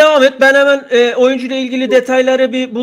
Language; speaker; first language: Turkish; native; Turkish